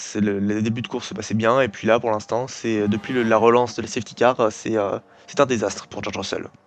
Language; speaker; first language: French; native; French